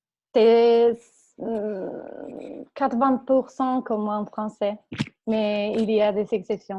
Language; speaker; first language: French; non-native, fluent; Spanish